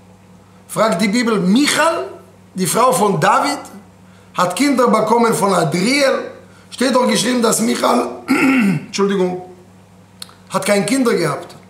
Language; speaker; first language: German; non-native, fluent; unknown